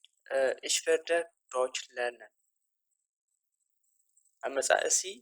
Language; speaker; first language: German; non-native, fluent; Tigrinya